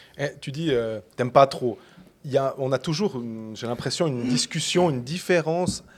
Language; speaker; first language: French; native; French